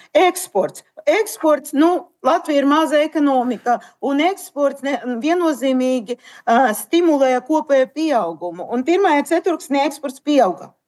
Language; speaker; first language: Latvian; non-native, local second language; Russian